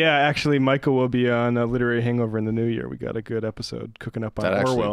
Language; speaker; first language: English; native; English